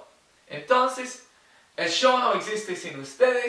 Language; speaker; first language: Spanish; non-native, learner; English